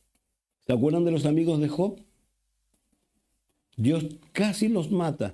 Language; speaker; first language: Spanish; native; Spanish